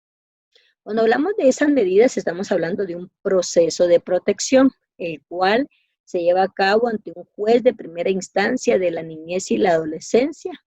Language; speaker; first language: Spanish; native; Spanish